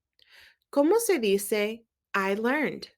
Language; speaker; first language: Spanish; non-native, learner; English